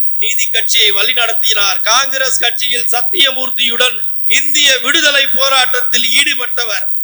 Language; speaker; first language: Tamil; non-native, local second language; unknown